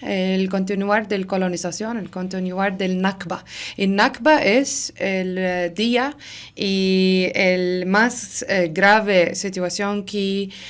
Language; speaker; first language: Spanish; non-native, learner; Arabic